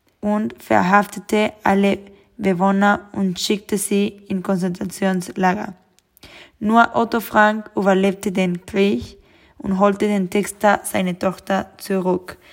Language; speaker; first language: German; non-native, learner; Spanish